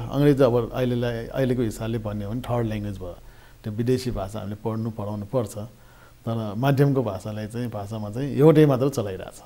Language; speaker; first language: Nepali; non-native, local second language; Newari